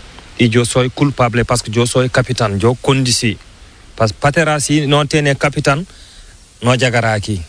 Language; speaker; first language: Spanish; non-native, learner; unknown